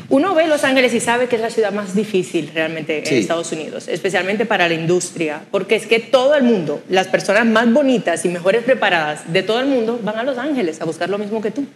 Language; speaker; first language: Spanish; non-native, fluent; Haitian Creole